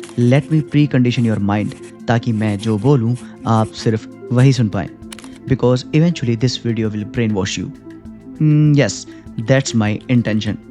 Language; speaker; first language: Hindi; native; Hindi